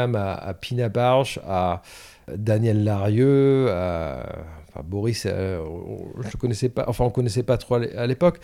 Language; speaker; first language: French; native; French